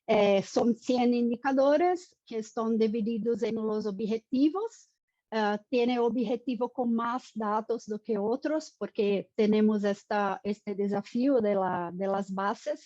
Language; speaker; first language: Spanish; non-native, fluent; Portuguese